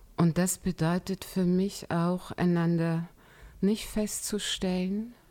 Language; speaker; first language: German; native; German